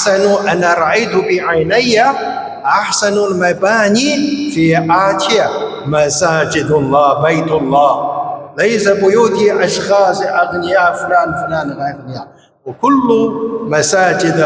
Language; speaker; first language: Arabic; non-native, fluent; Chinese